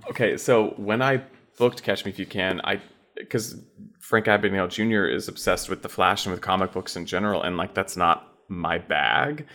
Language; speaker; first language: English; native; English